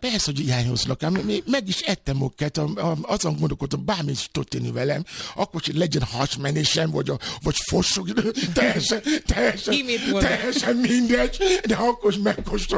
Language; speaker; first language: Hungarian; non-native, fluent; Yoruba